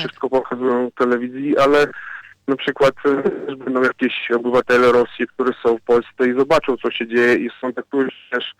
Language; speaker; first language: Polish; non-native, fluent; Ukrainian